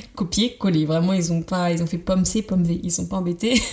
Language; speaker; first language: French; native; French